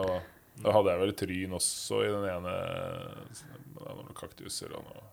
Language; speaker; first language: Norwegian; native; Norwegian